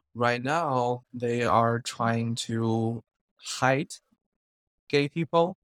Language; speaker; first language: English; non-native, fluent; Chinese